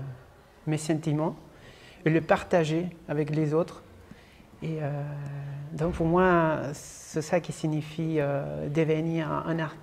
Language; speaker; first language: French; non-native, fluent; Spanish